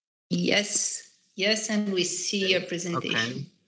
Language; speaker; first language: English; non-native, fluent; Italian